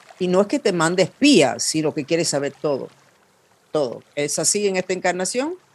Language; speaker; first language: Spanish; non-native, fluent; English